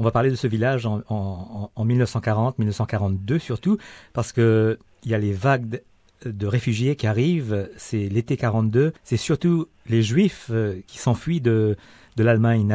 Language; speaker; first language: French; native; French